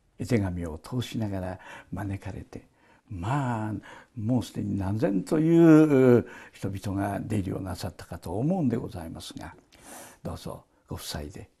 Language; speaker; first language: Japanese; native; Japanese